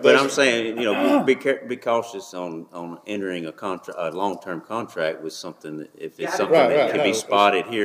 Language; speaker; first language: English; native; English